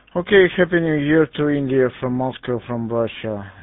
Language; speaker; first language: English; non-native, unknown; Russian